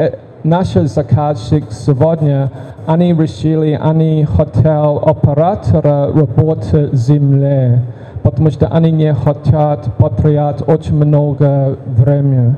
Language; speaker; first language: Russian; non-native, learner; English